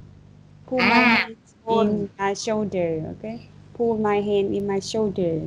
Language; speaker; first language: English; non-native, fluent; Vietnamese